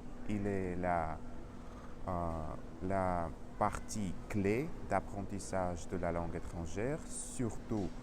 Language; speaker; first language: French; non-native, learner; Russian